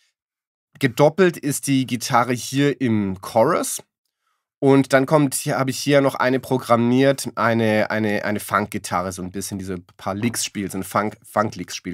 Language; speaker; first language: German; native; German